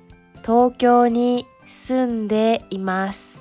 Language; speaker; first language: Japanese; non-native, learner; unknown